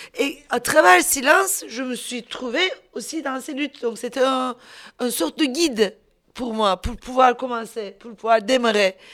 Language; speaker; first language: French; non-native, fluent; Turkish